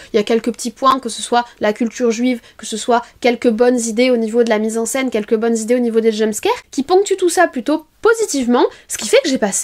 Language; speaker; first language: French; native; French